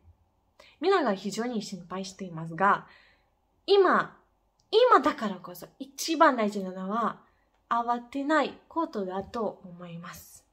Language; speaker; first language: Japanese; non-native, fluent; Ukrainian